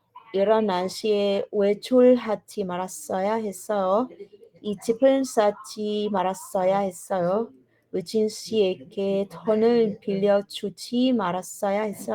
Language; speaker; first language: Korean; non-native, learner; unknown